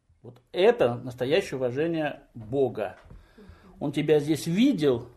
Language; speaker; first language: Russian; native; Russian